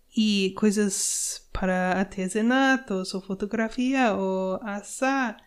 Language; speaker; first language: Portuguese; non-native, learner; English